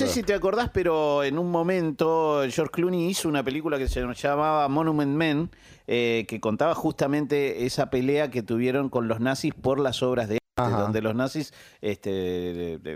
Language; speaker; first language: Spanish; native; Spanish